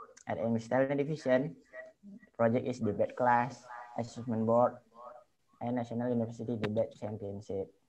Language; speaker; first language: English; non-native, learner; Indonesian